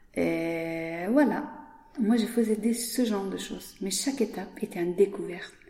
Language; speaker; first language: French; non-native, learner; Persian